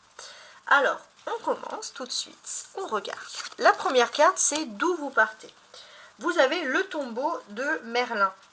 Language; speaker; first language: French; native; French